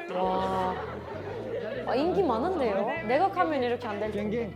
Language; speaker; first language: Korean; non-native, fluent; Turkish